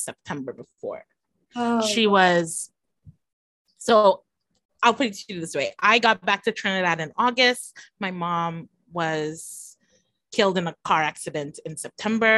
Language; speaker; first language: English; native; English